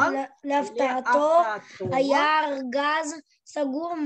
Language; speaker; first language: Hebrew; non-native, learner; Russian